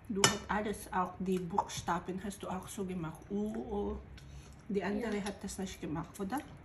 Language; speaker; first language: German; non-native, fluent; Filipino